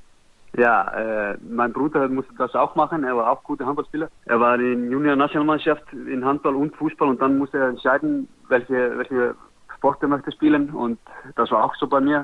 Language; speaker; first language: German; non-native, learner; Icelandic